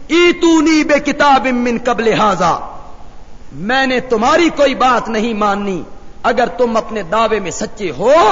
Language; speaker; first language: Urdu; non-native, local second language; Punjabi